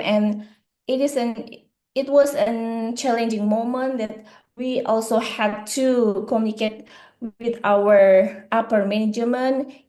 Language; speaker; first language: English; non-native, learner; Indonesian